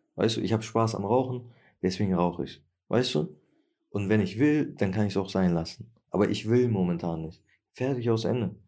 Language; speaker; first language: German; early bilingual, other home language; Turkish